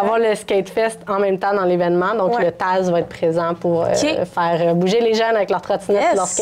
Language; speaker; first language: French; native; French